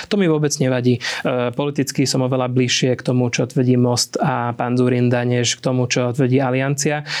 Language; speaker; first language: Slovak; non-native, local second language; Hungarian